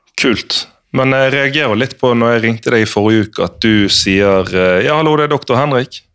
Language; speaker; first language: Norwegian; native; Norwegian